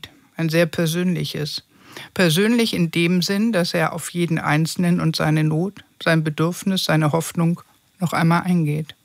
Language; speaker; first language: German; native; German